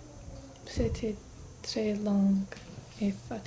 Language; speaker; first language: French; non-native, learner; English